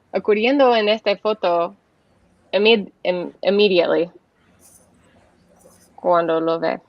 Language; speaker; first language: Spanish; non-native, learner; English